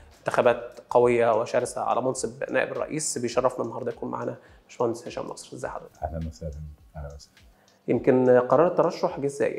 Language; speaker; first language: Arabic; native; Arabic